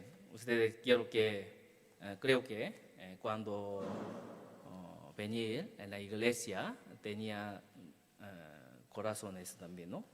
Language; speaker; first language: Spanish; non-native, learner; Korean